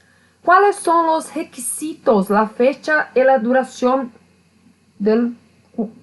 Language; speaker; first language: Spanish; non-native, learner; Portuguese